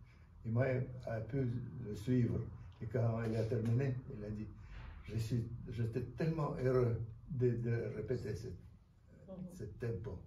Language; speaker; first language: French; non-native, fluent; Russian